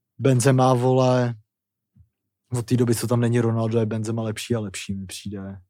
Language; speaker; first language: Czech; native; Czech